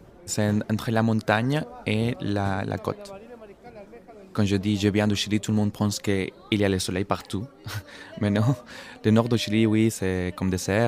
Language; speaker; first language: French; non-native, fluent; Spanish